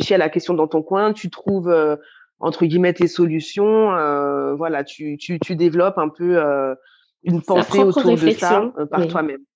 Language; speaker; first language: French; native; French